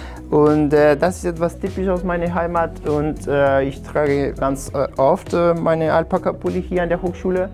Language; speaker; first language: German; non-native, fluent; Spanish